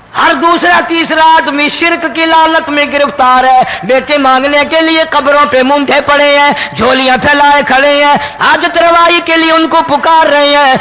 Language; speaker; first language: Urdu; non-native, local second language; Punjabi